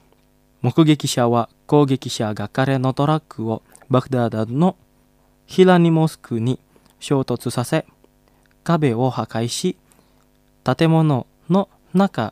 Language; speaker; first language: Japanese; non-native, fluent; Indonesian